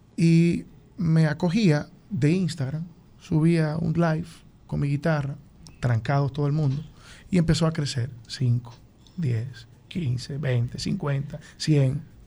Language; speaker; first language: Spanish; native; Spanish